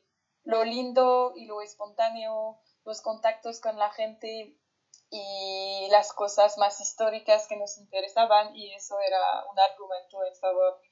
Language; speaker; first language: Spanish; non-native, fluent; French